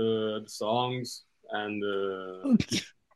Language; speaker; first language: English; non-native, fluent; Italian